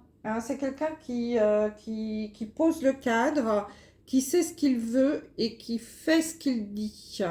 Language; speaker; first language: French; native; French